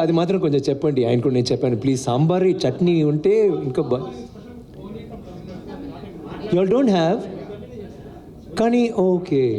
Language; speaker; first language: Telugu; non-native, learner; Tamil